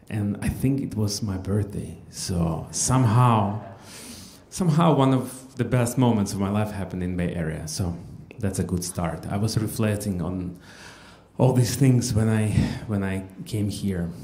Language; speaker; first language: English; non-native, fluent; Russian